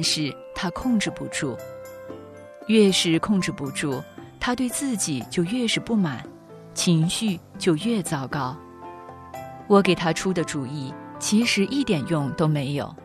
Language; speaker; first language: Chinese; native; Chinese